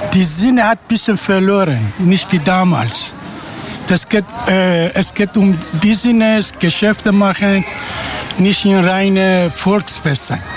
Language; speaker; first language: German; non-native, learner; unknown